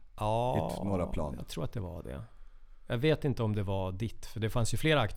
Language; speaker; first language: Swedish; native; Swedish